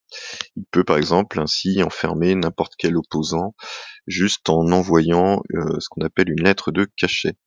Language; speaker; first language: French; native; French